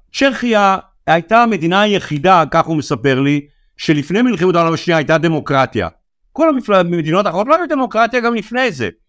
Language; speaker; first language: Hebrew; native; Hebrew